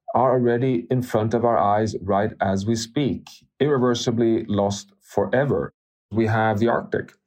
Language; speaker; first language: English; non-native, fluent; Swedish